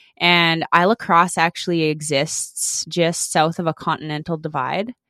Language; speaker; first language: English; native; English